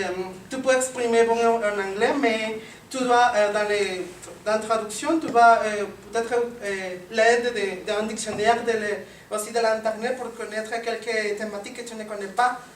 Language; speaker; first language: French; non-native, learner; Spanish